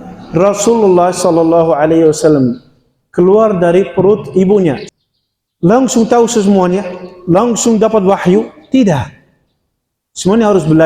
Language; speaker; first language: Indonesian; non-native, fluent; Dutch